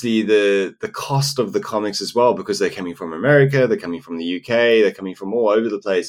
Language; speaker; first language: English; non-native, local second language; Afrikaans